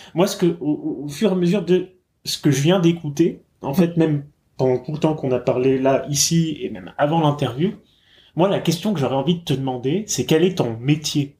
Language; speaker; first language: French; native; French